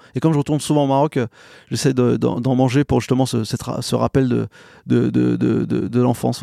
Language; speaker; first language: French; native; French